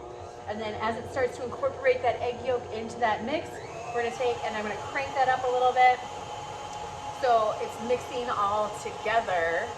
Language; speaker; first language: English; native; English